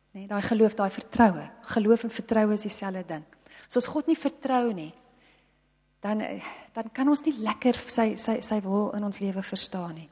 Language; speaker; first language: Afrikaans; non-native, local second language; English